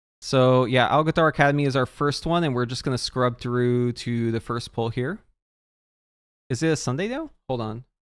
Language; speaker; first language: English; native; English